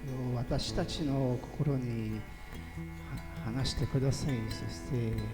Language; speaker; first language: Japanese; early bilingual, heritage; Portuguese